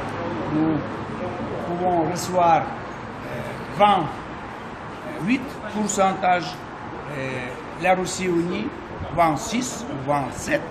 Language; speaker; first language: French; non-native, learner; Russian